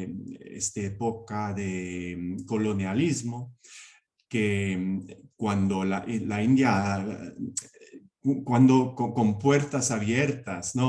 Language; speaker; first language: Spanish; non-native, fluent; English